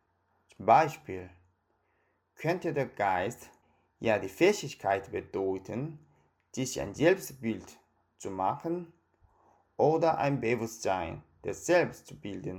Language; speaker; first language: German; non-native, fluent; Korean